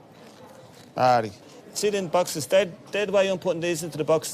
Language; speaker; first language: English; native; English